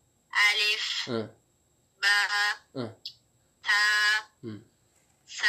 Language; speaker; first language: Arabic; non-native, learner; Amharic